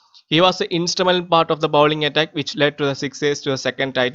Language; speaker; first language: English; non-native, local second language; Malayalam